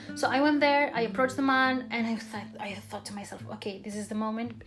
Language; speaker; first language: English; non-native, fluent; Spanish